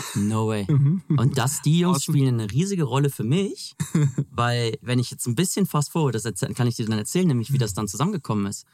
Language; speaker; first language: German; native; German